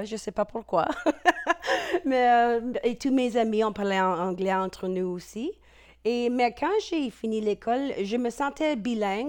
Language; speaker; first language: French; non-native, local second language; English